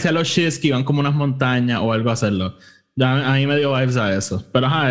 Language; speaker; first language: Spanish; native; Spanish